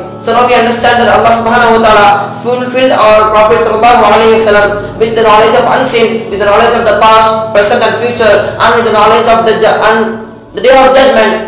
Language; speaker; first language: English; non-native, local second language; Tamil